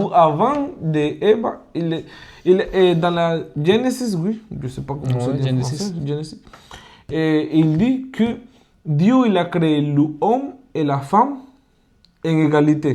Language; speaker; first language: French; non-native, fluent; Spanish